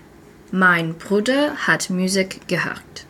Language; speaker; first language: German; non-native, learner; English